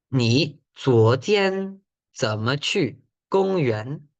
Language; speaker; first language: Chinese; non-native, fluent; Spanish